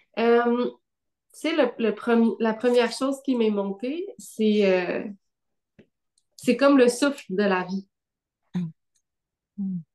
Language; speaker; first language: French; native; French